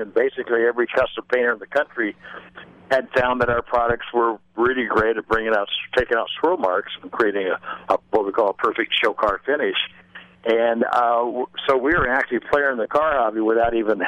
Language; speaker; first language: English; native; English